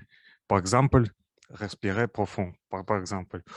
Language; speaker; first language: French; non-native, learner; Russian